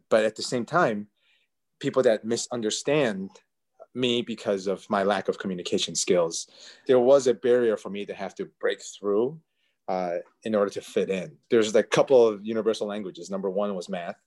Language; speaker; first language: English; early bilingual, other home language; Chinese